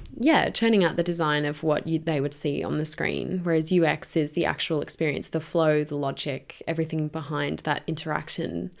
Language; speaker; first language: English; native; English